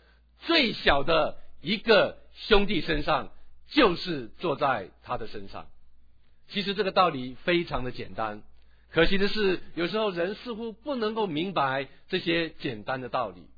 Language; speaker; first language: Chinese; native; Chinese